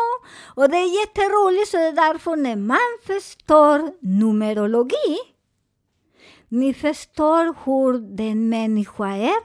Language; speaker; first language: Swedish; non-native, fluent; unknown